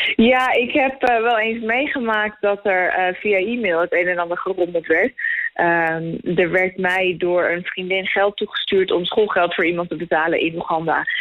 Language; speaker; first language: Dutch; native; Dutch